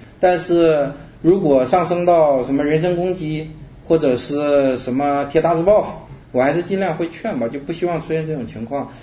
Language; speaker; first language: Chinese; native; Chinese